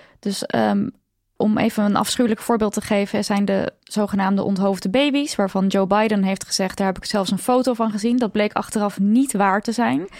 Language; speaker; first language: Dutch; native; Dutch